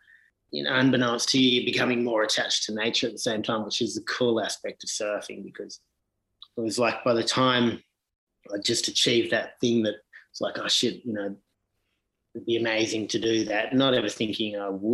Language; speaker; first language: English; native; English